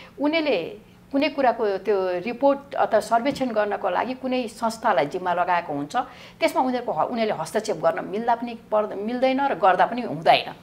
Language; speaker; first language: Nepali; native; Nepali